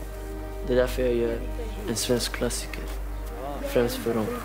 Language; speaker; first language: Swedish; non-native, local second language; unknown